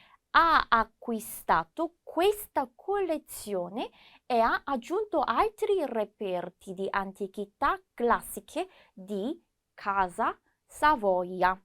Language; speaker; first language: Italian; non-native, fluent; Korean